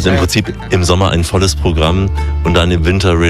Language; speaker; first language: German; native; German